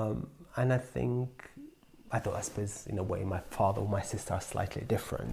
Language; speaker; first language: English; non-native, fluent; Portuguese